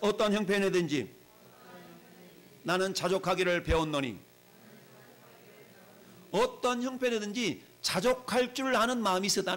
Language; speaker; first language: Korean; native; Korean